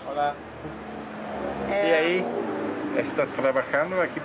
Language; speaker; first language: Spanish; non-native, learner; Dutch